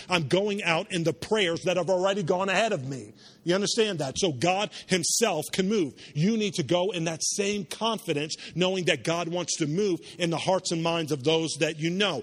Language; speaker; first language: English; native; English